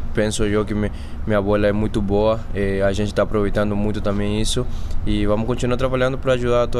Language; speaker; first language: Portuguese; non-native, fluent; Spanish